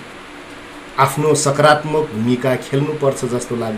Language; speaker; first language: Nepali; non-native, local second language; Newari